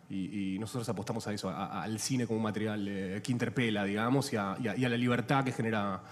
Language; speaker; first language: Spanish; native; Spanish